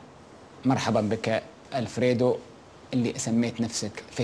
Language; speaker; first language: Arabic; native; Arabic